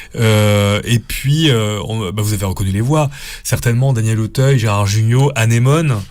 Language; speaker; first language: French; native; French